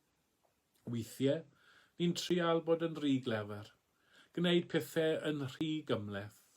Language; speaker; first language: Welsh; native; Welsh